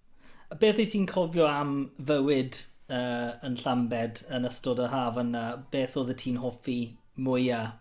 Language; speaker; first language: Welsh; non-native, local second language; English